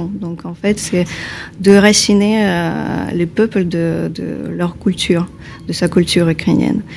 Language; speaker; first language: French; non-native, fluent; Russian